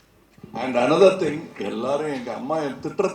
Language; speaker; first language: Tamil; native; Tamil